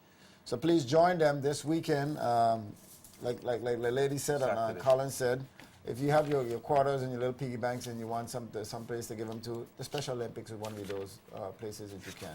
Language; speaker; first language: English; native; English